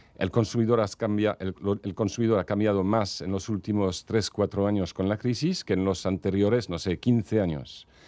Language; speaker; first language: Spanish; non-native, fluent; French